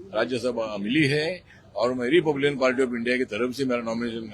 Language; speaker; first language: Hindi; non-native, local second language; Marathi